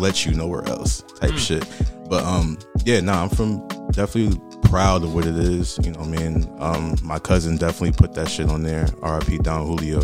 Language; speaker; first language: English; native; English